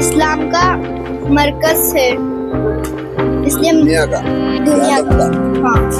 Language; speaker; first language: Urdu; native; Urdu